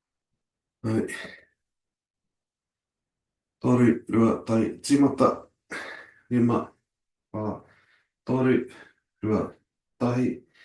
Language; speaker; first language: Māori; non-native, local second language; English